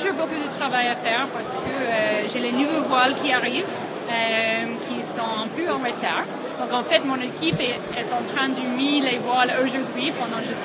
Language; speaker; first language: French; non-native, fluent; English